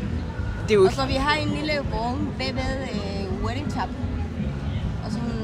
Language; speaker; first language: Danish; non-native, fluent; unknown